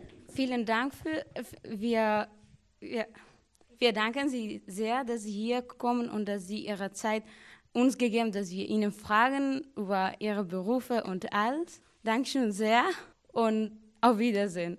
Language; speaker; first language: German; non-native, learner; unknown